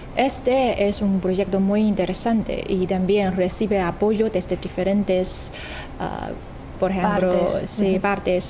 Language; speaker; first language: Spanish; non-native, fluent; Chinese